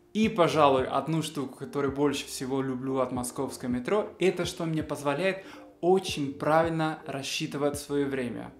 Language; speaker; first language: Russian; non-native, fluent; Spanish